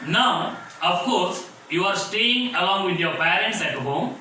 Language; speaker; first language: English; non-native, local second language; Kannada